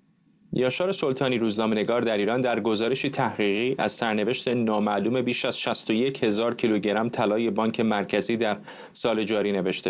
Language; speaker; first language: Persian; native; Persian